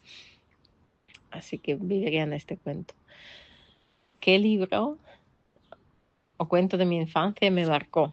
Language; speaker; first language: Spanish; non-native, fluent; Russian